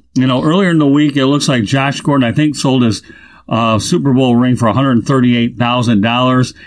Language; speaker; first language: English; native; English